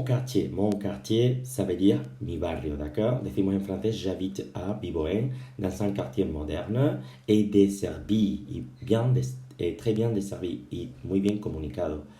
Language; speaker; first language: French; non-native, fluent; Spanish